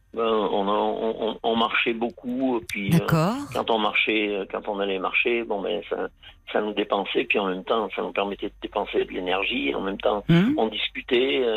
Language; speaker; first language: French; native; French